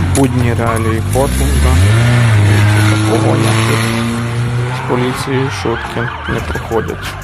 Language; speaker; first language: Ukrainian; native; Ukrainian